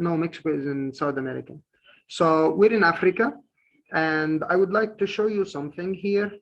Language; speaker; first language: English; non-native, fluent; Arabic